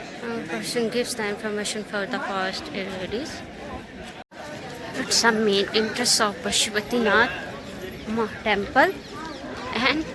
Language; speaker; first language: English; non-native, learner; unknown